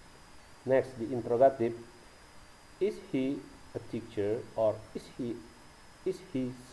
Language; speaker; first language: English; non-native, learner; Indonesian